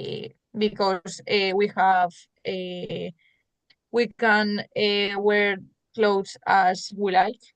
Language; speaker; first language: English; non-native, learner; Spanish